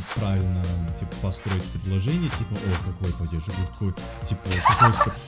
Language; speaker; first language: Russian; non-native, fluent; English